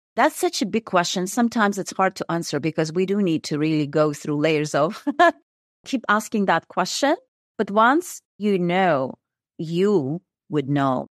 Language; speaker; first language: English; non-native, fluent; Russian